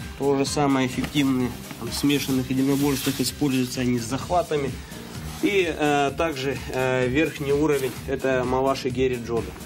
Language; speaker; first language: Russian; native; Russian